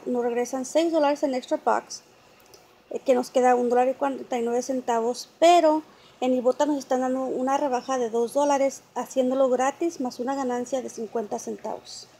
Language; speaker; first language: Spanish; native; Spanish